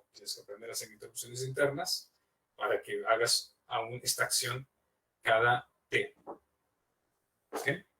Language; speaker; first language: Spanish; native; Spanish